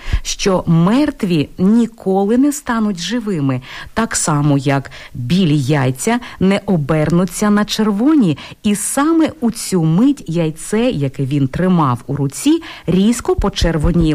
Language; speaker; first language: Ukrainian; native; Ukrainian